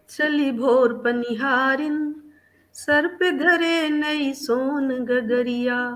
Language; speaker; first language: Hindi; native; Hindi